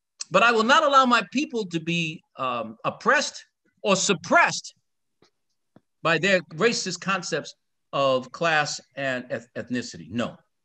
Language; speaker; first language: English; early bilingual, other home language; Spanish